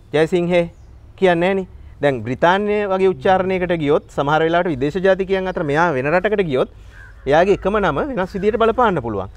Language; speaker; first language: Sinhala; native; Sinhala